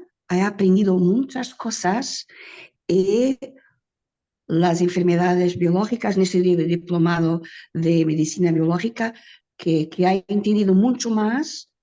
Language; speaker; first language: Spanish; non-native, learner; Portuguese